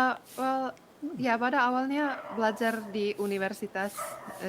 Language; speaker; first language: Indonesian; non-native, fluent; Finnish